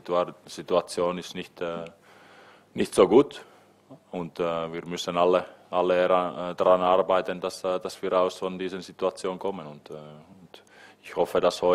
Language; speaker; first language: German; non-native, fluent; Finnish